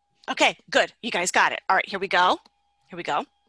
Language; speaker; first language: English; native; English